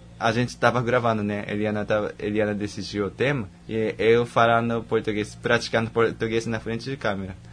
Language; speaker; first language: Portuguese; non-native, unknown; Japanese